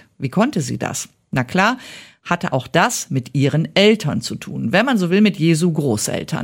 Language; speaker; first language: German; native; German